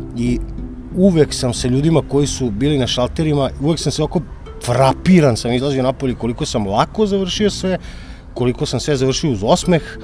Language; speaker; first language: Serbian; native; Serbian